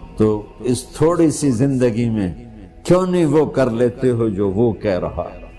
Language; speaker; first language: Urdu; non-native, local second language; Punjabi